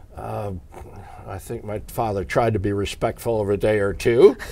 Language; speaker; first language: English; native; English